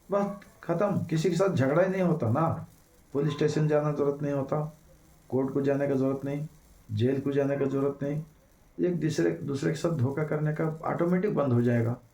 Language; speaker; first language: Hindi; non-native, local second language; Kannada